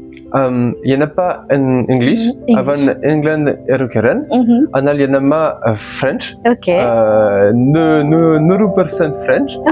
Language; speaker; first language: Tamil; non-native, learner; French